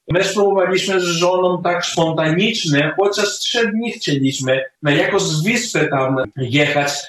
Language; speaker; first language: Polish; non-native, fluent; Greek